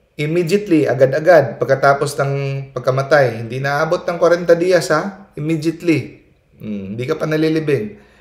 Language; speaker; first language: Filipino; non-native, local second language; Cebuano